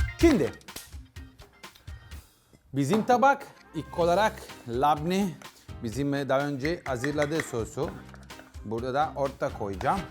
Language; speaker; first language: Turkish; non-native, learner; Italian